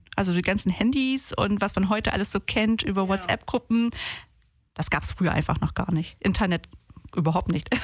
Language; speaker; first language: German; early bilingual, other home language; Portuguese